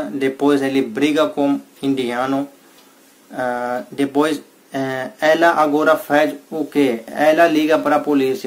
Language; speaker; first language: Portuguese; non-native, learner; Hindi